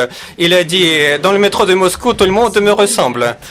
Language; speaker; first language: French; non-native, fluent; Russian